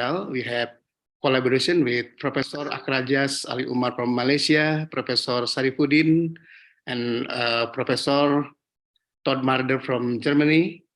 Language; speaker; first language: English; non-native, learner; Indonesian